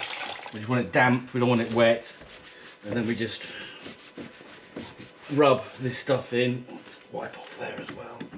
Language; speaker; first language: English; native; English